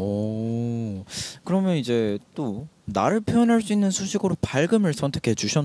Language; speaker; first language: Korean; native; Korean